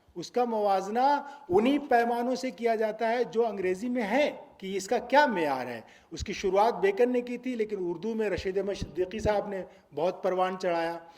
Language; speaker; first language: Urdu; native; Urdu